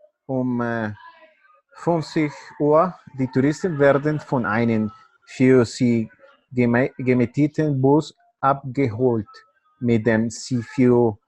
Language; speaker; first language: German; non-native, learner; Spanish